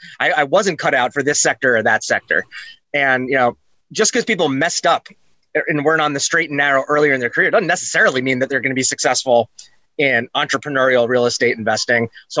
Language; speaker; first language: English; native; English